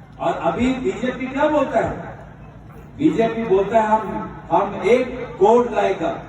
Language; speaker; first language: Hindi; non-native, local second language; Assamese